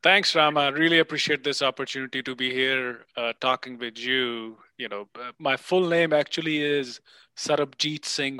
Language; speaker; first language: English; non-native, local second language; Punjabi